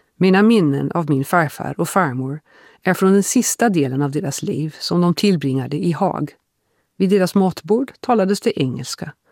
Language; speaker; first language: Swedish; early bilingual, heritage; Swedish